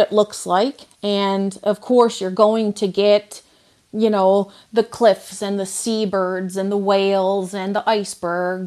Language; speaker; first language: English; native; English